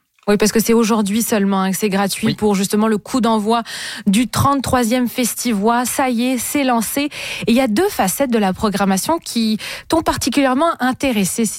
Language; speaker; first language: French; native; French